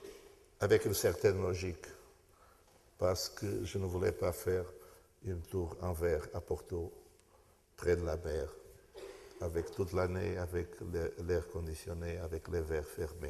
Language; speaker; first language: French; non-native, fluent; Portuguese